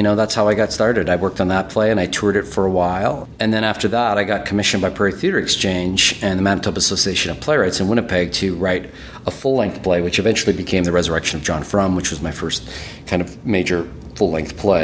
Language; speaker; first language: English; early bilingual, other home language; German